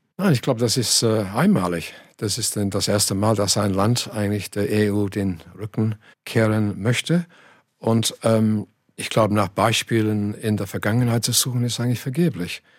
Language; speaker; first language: German; non-native, fluent; English